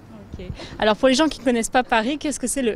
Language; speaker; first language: French; native; French